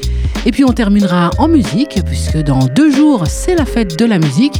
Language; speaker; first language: French; native; French